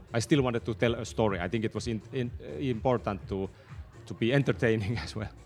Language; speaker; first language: English; non-native, fluent; Finnish